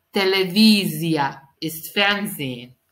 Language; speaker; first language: German; non-native, fluent; Serbian